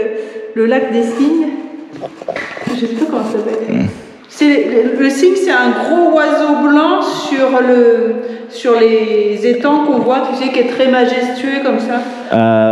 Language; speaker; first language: French; native; French